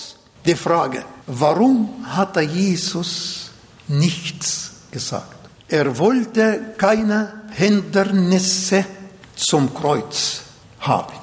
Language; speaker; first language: German; non-native, fluent; Arabic